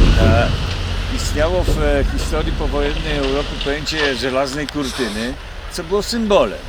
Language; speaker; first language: Polish; native; Polish